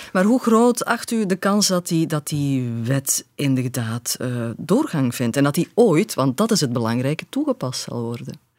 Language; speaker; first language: Dutch; native; Dutch